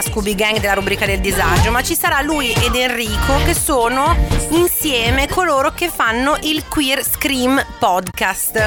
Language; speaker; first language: Italian; native; Italian